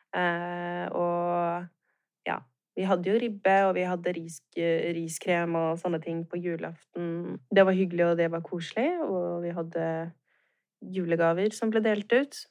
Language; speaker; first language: Norwegian; native; Norwegian